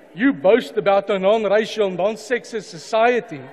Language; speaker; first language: English; non-native, local second language; Afrikaans